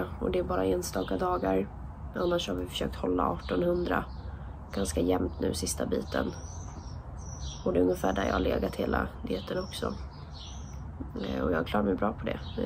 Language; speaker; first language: Swedish; native; Swedish